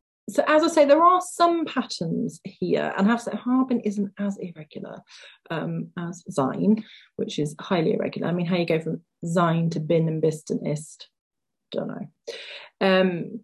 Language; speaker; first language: English; native; English